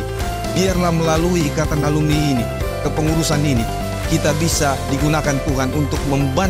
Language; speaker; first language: Indonesian; native; Indonesian